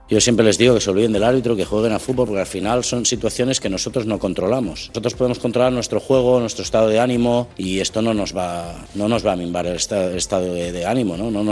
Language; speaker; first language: Spanish; native; Spanish